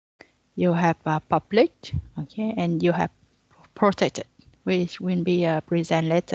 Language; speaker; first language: English; non-native, learner; Vietnamese